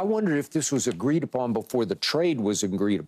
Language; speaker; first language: English; native; English